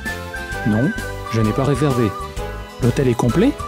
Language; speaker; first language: French; non-native, learner; Azerbaijani